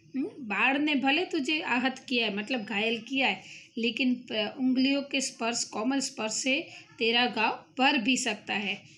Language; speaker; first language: Hindi; non-native, local second language; Gujarati